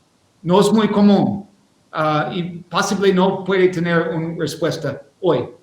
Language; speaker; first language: Spanish; non-native, learner; English